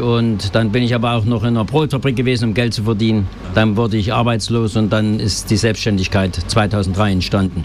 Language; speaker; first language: German; native; German